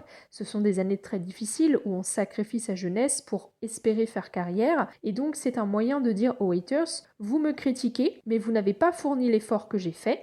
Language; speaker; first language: French; native; French